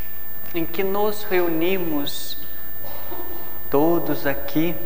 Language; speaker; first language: Portuguese; native; Portuguese